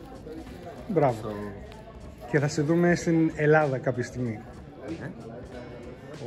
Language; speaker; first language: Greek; early bilingual, heritage; Greek